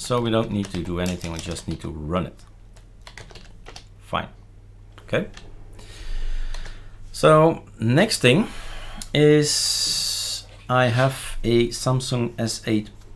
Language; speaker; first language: English; non-native, fluent; Dutch